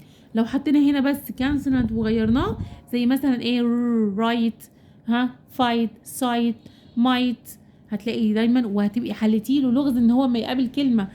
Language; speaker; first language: Arabic; native; Arabic